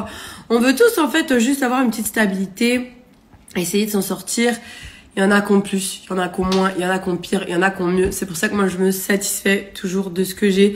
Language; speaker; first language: French; native; French